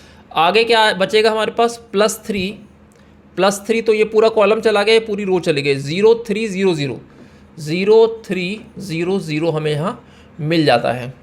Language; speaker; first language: Hindi; native; Hindi